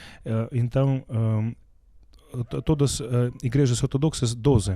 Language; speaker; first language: Portuguese; non-native, learner; Russian